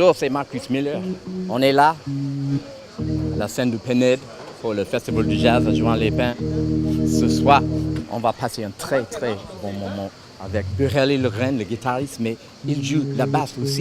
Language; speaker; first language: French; non-native, fluent; English